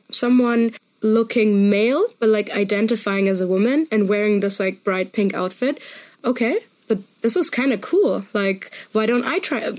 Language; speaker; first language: English; non-native, fluent; German